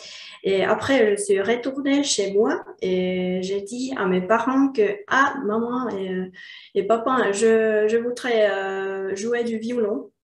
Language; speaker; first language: French; non-native, learner; Finnish